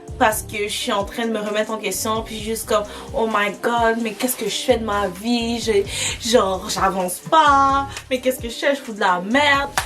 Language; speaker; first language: French; early bilingual, other home language; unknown